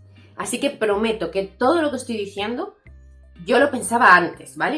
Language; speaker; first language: Spanish; native; Spanish